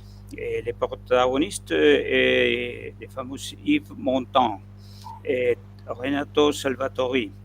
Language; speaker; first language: French; non-native, fluent; Spanish